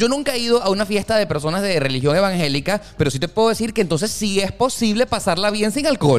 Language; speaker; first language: Spanish; native; Spanish